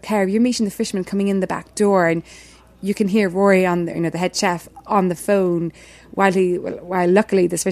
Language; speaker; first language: English; native; English